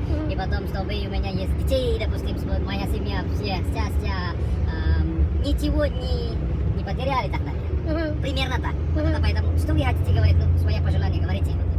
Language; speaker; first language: Russian; non-native, learner; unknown